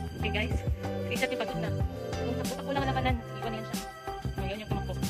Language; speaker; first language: Filipino; non-native, local second language; Cebuano